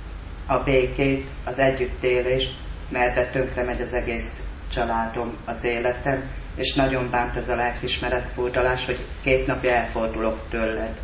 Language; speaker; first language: Hungarian; native; Hungarian